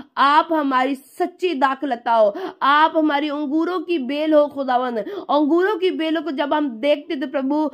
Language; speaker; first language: Hindi; non-native, local second language; Punjabi